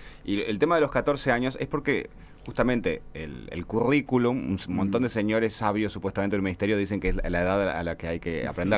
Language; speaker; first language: Spanish; native; Spanish